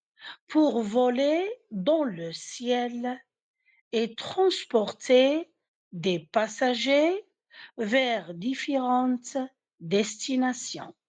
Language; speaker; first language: French; non-native, fluent; Arabic